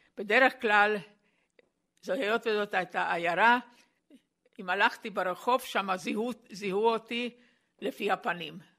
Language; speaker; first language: Hebrew; non-native, fluent; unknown